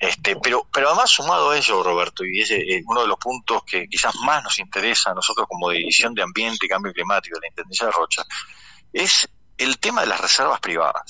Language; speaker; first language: Spanish; native; Spanish